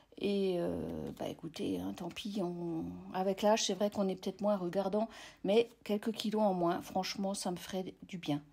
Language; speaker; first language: French; native; French